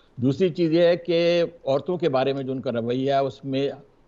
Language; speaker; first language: Urdu; native; Urdu